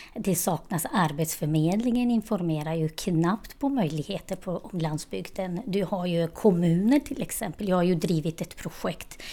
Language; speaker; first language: Swedish; non-native, fluent; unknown